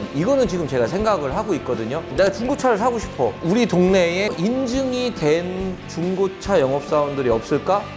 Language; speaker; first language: Korean; native; Korean